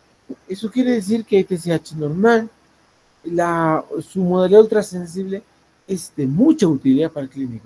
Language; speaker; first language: Spanish; native; Spanish